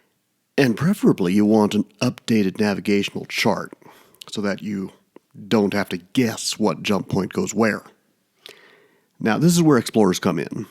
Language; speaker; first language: English; native; English